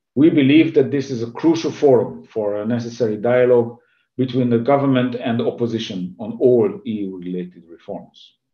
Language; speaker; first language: English; non-native, fluent; Hungarian